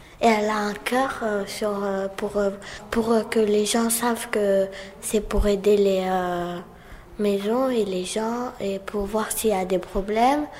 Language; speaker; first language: French; non-native, learner; Romanian